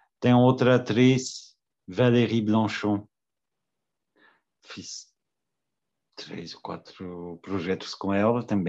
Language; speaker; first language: Portuguese; non-native, fluent; French